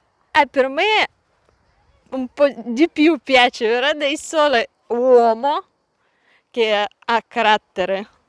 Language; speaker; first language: Italian; non-native, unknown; Russian